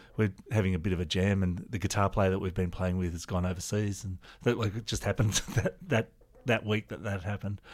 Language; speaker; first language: English; native; English